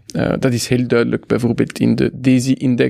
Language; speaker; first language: Dutch; non-native, local second language; French